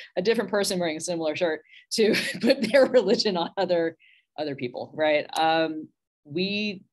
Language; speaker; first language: English; native; English